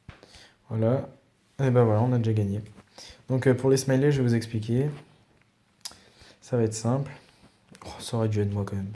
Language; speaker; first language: French; native; French